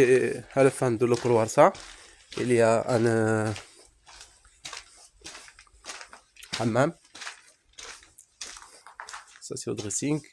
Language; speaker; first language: French; non-native, local second language; Arabic